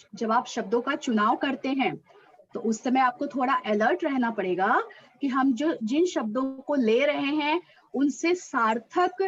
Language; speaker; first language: Hindi; non-native, local second language; Marathi